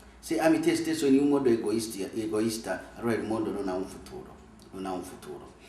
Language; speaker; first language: Italian; non-native, fluent; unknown